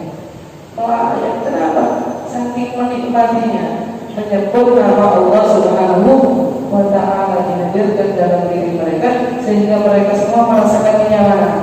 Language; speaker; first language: Indonesian; native; Indonesian